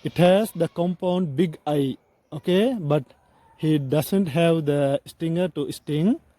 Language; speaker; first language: English; non-native, local second language; Tamil